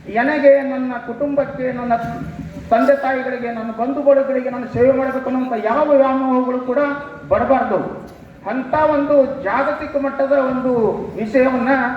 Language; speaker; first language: Kannada; non-native, local second language; Lambadi